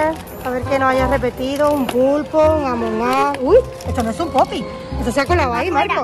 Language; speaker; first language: Spanish; native; Spanish